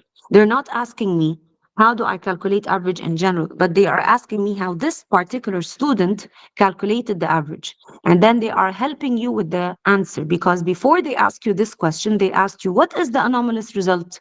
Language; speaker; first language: English; non-native, fluent; Arabic